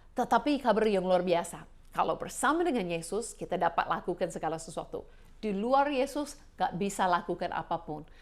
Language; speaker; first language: Indonesian; non-native, fluent; English